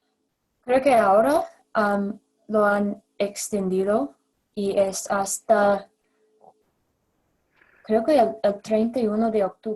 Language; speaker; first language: Spanish; non-native, fluent; English